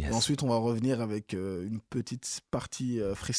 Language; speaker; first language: French; native; French